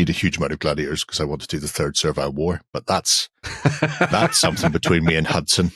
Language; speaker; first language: English; native; English